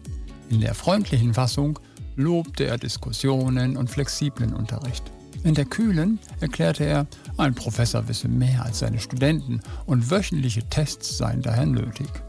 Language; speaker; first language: German; native; German